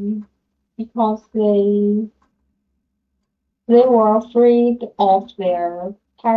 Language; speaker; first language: English; non-native, learner; Chinese